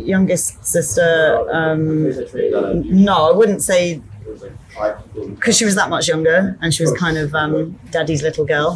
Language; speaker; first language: English; native; English